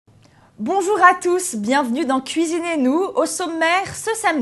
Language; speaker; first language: French; native; French